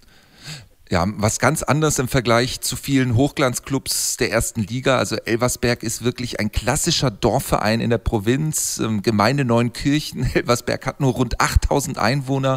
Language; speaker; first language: German; native; German